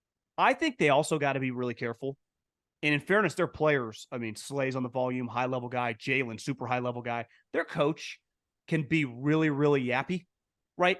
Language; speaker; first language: English; native; English